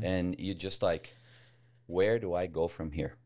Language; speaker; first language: English; non-native, fluent; Portuguese